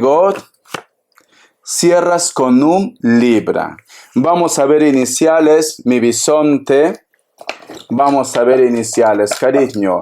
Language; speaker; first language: Spanish; native; Spanish